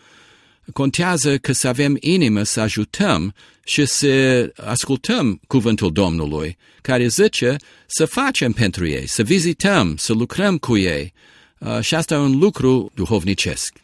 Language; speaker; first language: Romanian; early bilingual, heritage; Romanian